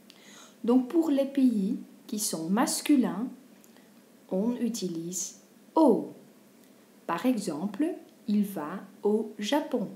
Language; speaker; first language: French; non-native, fluent; Dutch